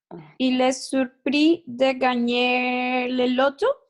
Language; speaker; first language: French; non-native, learner; Spanish